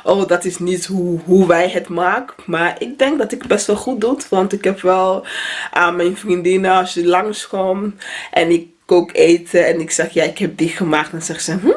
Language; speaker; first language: Dutch; non-native, fluent; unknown